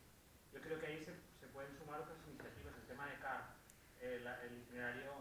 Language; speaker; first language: Spanish; native; Spanish